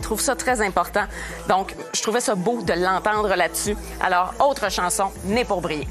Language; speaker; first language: French; native; French